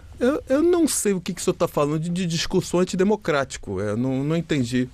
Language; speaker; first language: Portuguese; native; Portuguese